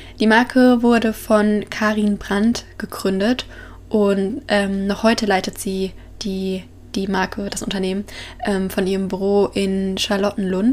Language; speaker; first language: German; native; German